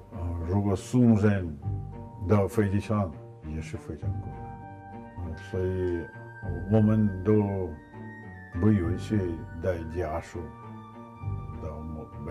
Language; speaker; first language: Chinese; non-native, fluent; Russian